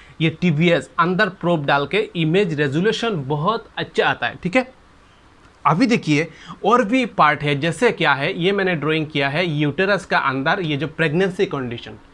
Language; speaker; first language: Hindi; non-native, local second language; Bangla